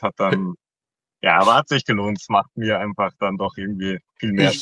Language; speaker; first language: German; native; German